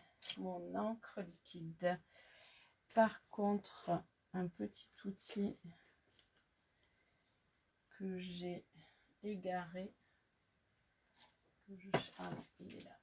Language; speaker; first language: French; native; French